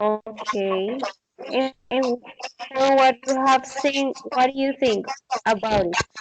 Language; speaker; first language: English; non-native, fluent; Spanish